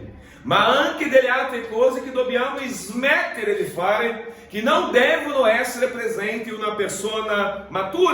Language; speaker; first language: Italian; non-native, fluent; Portuguese